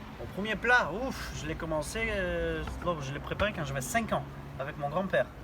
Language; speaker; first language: French; non-native, fluent; Bulgarian